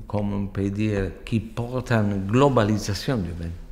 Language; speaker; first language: French; non-native, fluent; Italian